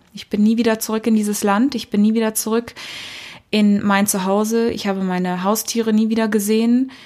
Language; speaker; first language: German; early bilingual, heritage; German